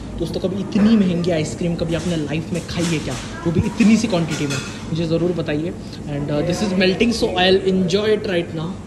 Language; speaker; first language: Hindi; native; Hindi